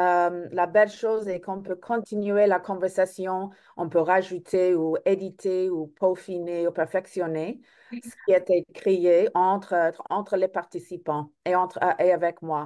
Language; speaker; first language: French; non-native, fluent; English